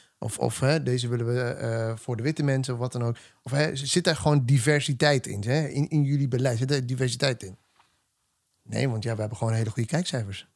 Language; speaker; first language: Dutch; native; Dutch